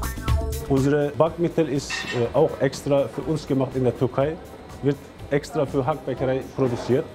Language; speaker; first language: German; non-native, learner; Turkish